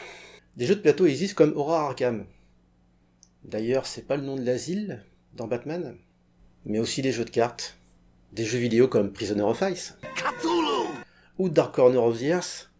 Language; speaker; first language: French; native; French